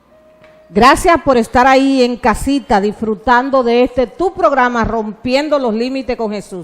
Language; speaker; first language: Spanish; native; Spanish